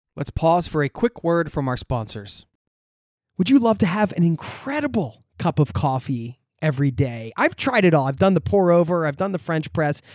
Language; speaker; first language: English; native; English